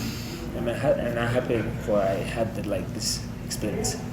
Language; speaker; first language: English; non-native, learner; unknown